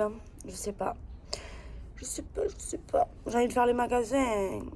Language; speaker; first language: French; native; French